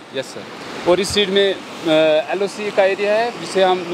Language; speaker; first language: Hindi; native; Hindi